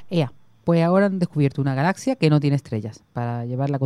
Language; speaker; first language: Spanish; native; Spanish